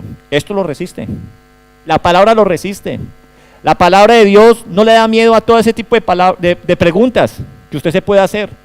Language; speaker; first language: Spanish; native; Spanish